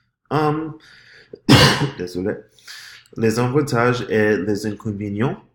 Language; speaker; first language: French; non-native, learner; English